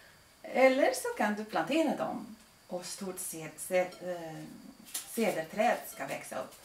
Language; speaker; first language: Swedish; non-native, fluent; Latvian